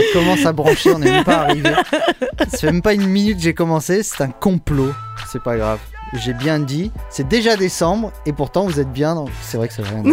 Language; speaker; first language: French; native; French